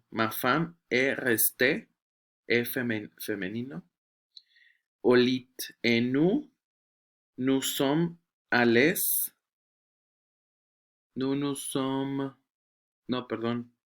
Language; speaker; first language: French; non-native, fluent; Spanish